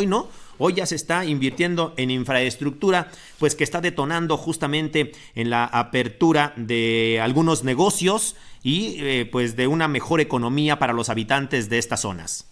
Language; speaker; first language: Spanish; native; Spanish